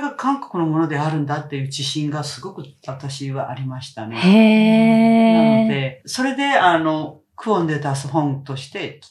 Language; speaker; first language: Japanese; non-native, fluent; Korean